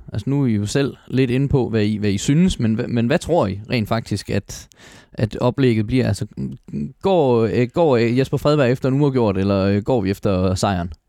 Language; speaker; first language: Danish; native; Danish